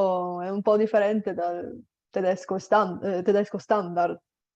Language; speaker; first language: Italian; non-native, fluent; Bulgarian